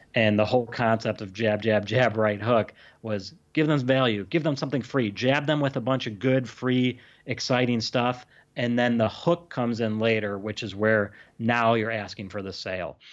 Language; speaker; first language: English; native; English